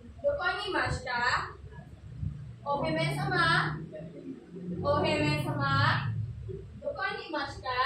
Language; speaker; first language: Japanese; non-native, learner; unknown